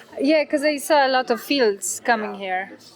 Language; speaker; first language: English; non-native, fluent; Polish